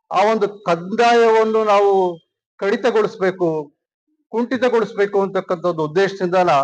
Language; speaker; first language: Kannada; native; Kannada